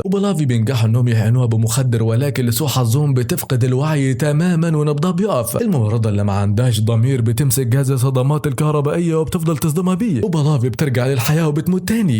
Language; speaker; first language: Arabic; native; Arabic